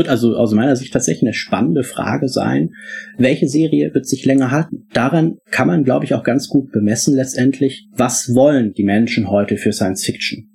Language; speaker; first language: German; native; German